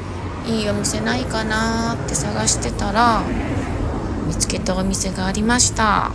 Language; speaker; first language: Japanese; native; Japanese